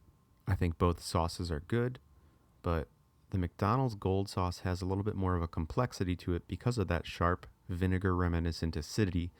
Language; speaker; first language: English; native; English